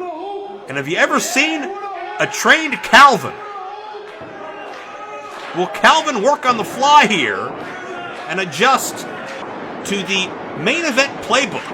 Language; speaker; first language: English; native; English